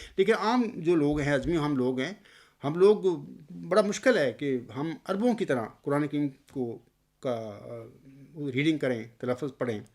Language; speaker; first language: Urdu; non-native, local second language; Punjabi